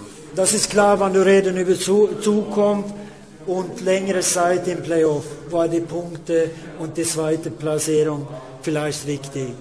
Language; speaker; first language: German; non-native, learner; Swedish